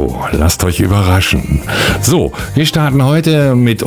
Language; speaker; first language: German; native; German